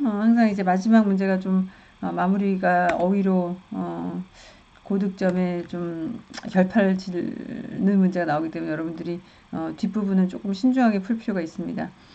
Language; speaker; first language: Korean; native; Korean